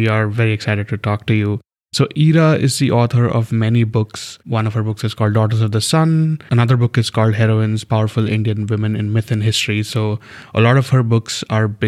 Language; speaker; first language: English; non-native, local second language; Hindi